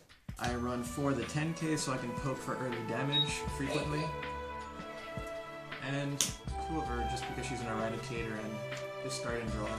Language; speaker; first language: English; native; English